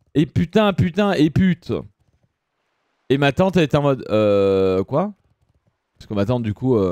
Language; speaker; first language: French; early bilingual, other home language; Italian